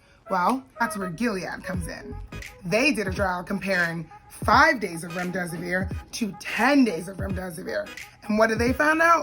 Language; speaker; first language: English; native; English